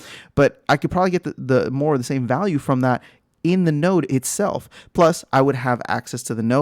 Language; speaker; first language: English; native; English